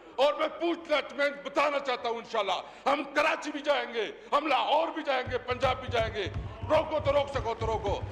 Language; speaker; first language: Urdu; non-native, local second language; Pashto